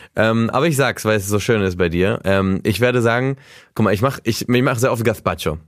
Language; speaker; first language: German; early bilingual, heritage; German